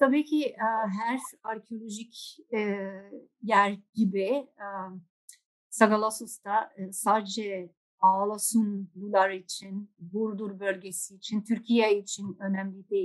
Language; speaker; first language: Turkish; non-native, fluent; Dutch